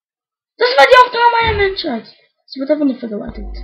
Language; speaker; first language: German; native; German